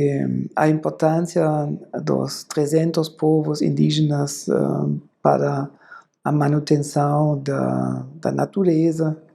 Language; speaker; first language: Portuguese; non-native, fluent; German